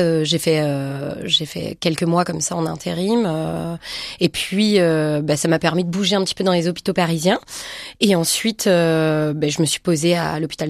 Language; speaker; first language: French; native; French